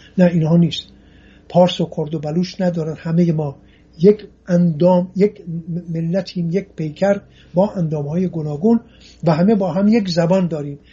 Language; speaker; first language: Persian; non-native, local second language; Assyrian Neo-Aramaic